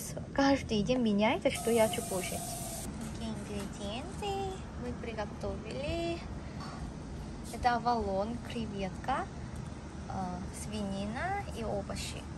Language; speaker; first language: Russian; non-native, fluent; Korean